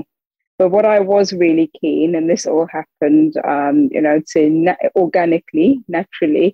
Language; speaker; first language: English; native; English